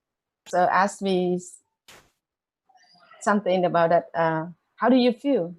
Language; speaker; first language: English; non-native, learner; Vietnamese